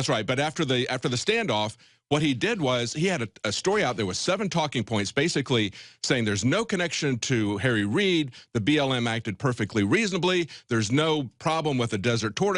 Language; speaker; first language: English; native; English